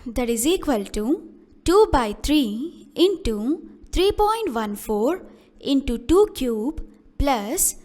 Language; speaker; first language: English; non-native, local second language; Kannada